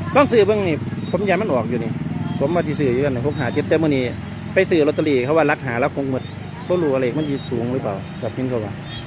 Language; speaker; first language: Thai; native; Thai